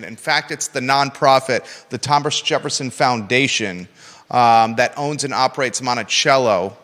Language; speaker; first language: English; native; English